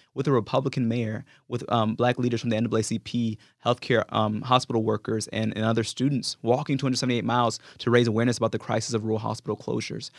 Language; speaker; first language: English; native; English